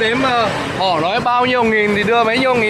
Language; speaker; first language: Vietnamese; native; Vietnamese